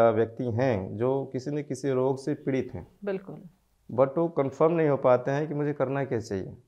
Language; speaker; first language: Hindi; native; Hindi